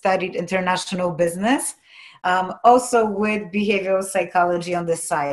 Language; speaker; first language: English; non-native, fluent; Polish